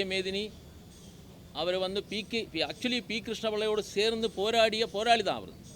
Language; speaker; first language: Tamil; non-native, learner; Malayalam